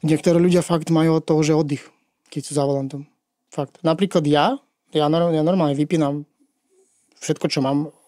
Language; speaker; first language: Slovak; non-native, fluent; Ukrainian